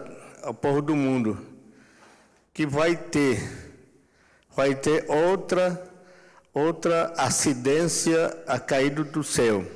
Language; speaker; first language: Portuguese; non-native, local second language; Yanomámi